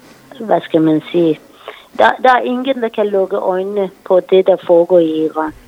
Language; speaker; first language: Danish; non-native, fluent; Persian